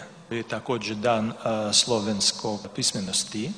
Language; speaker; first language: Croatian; non-native, learner; Russian